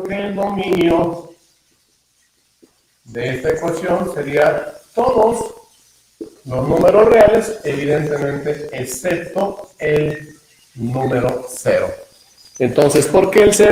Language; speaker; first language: Spanish; native; Spanish